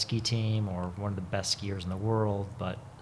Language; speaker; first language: English; native; English